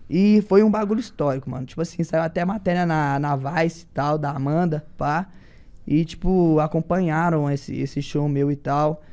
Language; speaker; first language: Portuguese; native; Portuguese